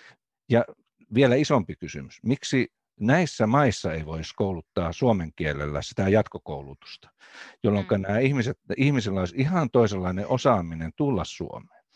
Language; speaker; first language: Finnish; native; Finnish